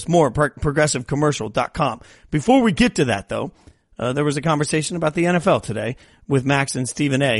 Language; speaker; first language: English; native; English